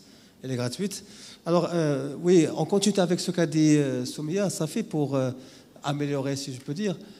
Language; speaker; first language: French; non-native, local second language; Arabic